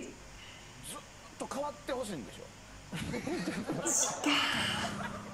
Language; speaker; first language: Japanese; native; Japanese